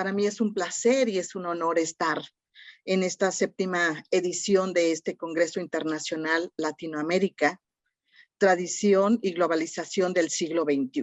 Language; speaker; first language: Spanish; native; Spanish